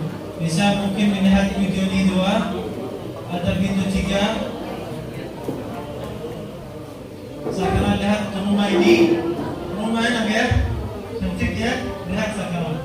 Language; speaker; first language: Indonesian; non-native, learner; Arabic